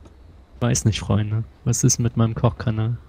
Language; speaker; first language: German; native; German